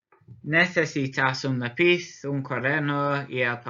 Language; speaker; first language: Spanish; non-native, fluent; English